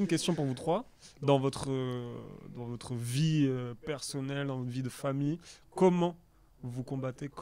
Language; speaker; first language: French; native; French